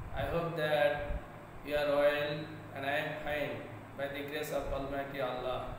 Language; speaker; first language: English; non-native, local second language; Bangla